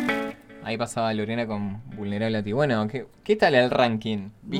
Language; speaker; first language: Spanish; native; Spanish